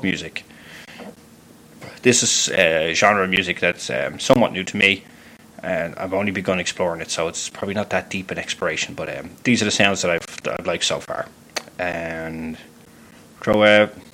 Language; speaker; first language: English; native; English